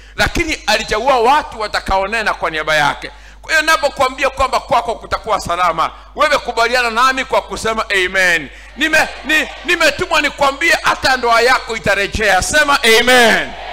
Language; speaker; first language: Swahili; non-native, local second language; Gusii